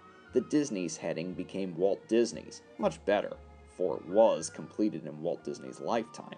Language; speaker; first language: English; native; English